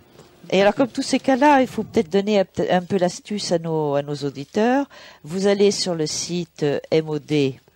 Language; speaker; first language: French; native; French